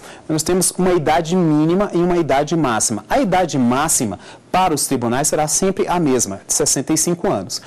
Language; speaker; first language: Portuguese; native; Portuguese